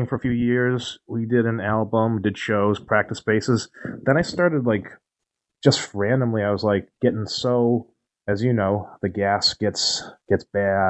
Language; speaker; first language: English; native; English